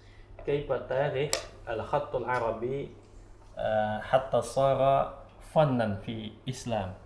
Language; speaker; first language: Arabic; non-native, learner; Indonesian